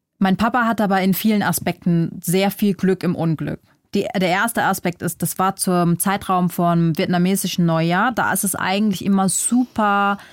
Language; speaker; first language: German; early bilingual, other home language; Vietnamese